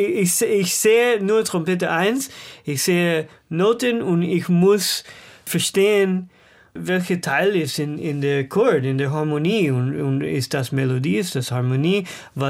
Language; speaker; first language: German; non-native, fluent; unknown